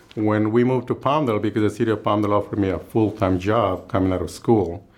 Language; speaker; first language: English; non-native, fluent; Spanish